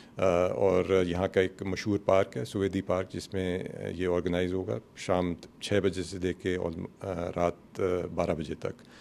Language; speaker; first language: Urdu; native; Urdu